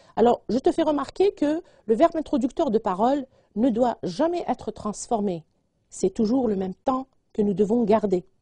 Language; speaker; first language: French; non-native, local second language; Arabic